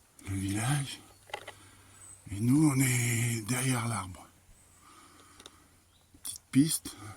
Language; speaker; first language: French; native; French